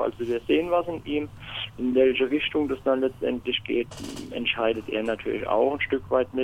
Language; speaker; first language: German; native; German